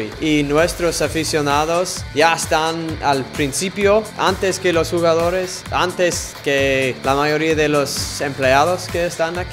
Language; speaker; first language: Spanish; non-native, fluent; English